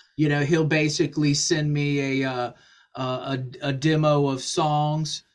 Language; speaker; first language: English; native; English